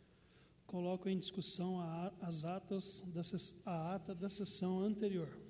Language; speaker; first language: Portuguese; native; Portuguese